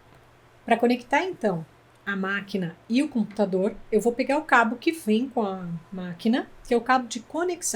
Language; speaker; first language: Portuguese; native; Portuguese